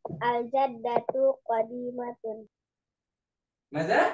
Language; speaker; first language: Arabic; non-native, learner; Indonesian